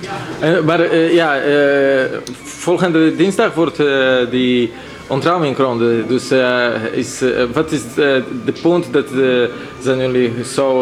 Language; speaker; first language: Dutch; non-native, learner; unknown